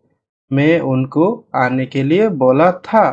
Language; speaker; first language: Hindi; non-native, learner; Bangla